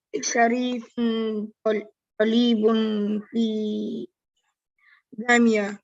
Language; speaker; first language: Arabic; non-native, learner; English